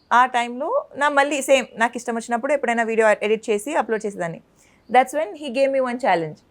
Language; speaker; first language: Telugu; non-native, local second language; Urdu